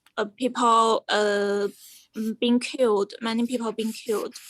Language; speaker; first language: English; non-native, fluent; Chinese